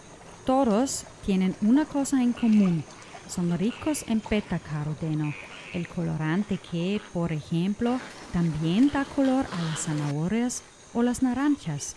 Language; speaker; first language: Spanish; non-native, fluent; German